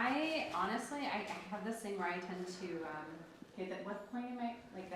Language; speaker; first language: English; native; English